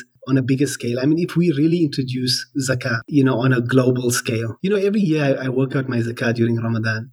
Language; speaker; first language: English; native; English